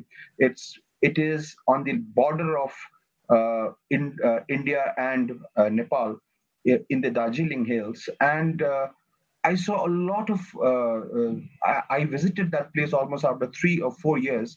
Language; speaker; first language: English; non-native, local second language; Nepali